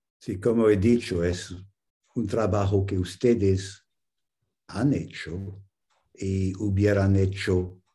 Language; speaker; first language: Spanish; non-native, fluent; English